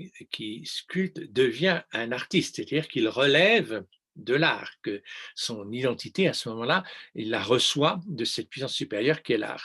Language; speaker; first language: French; native; French